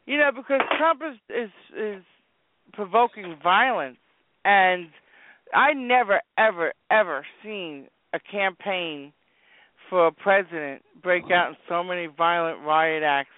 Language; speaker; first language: English; native; English